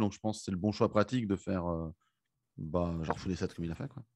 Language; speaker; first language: French; native; French